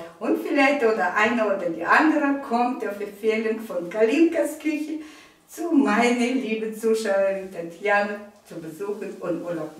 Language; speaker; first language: German; non-native, fluent; Russian